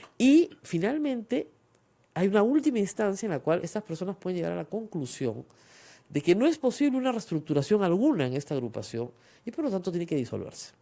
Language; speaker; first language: Spanish; native; Spanish